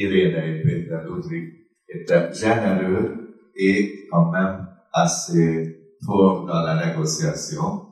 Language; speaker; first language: French; non-native, fluent; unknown